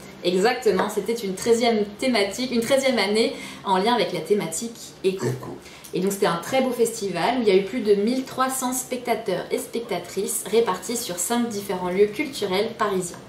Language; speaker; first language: French; native; French